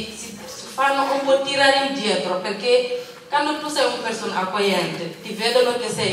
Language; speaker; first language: Italian; non-native, learner; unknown